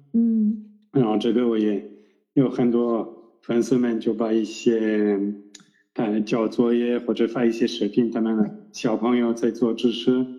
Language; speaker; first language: Chinese; non-native, fluent; French